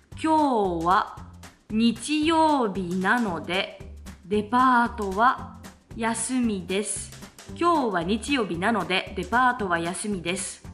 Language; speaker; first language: Japanese; non-native, fluent; French